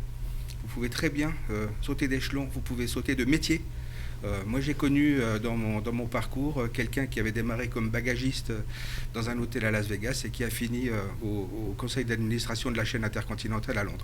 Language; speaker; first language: French; native; French